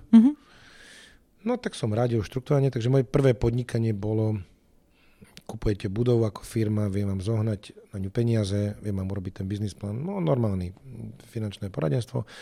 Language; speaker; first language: Slovak; native; Slovak